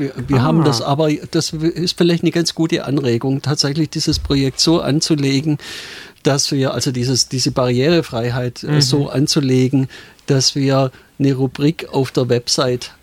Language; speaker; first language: German; native; German